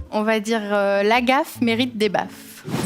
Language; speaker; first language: French; native; French